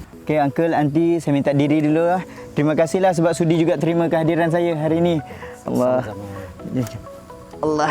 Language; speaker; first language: Malay; native; Malay